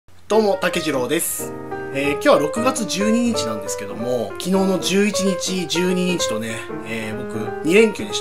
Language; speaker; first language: Japanese; native; Japanese